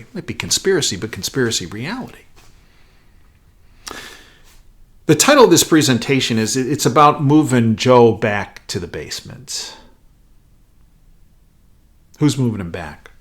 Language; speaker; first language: English; native; English